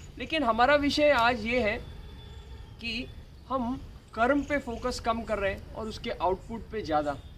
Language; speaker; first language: Hindi; non-native, local second language; Marathi